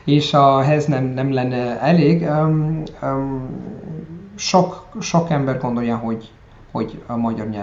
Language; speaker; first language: Hungarian; non-native, learner; Italian